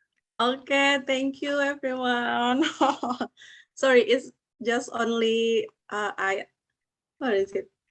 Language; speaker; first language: English; non-native, learner; Indonesian